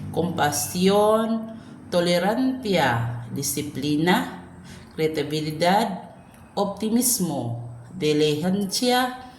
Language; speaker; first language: Spanish; non-native, learner; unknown